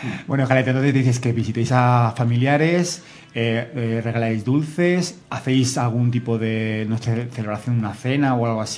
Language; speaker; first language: Spanish; native; Spanish